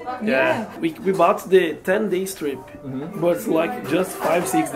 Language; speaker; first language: English; non-native, fluent; Portuguese